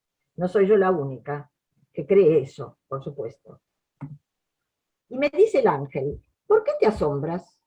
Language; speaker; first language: Spanish; native; Spanish